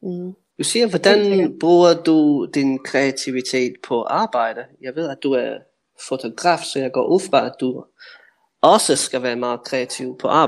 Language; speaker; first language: Danish; non-native, fluent; English